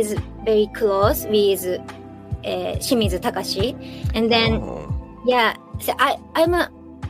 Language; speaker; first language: English; non-native, learner; Japanese